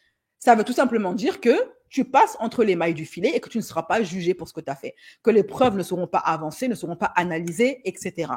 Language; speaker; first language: French; native; French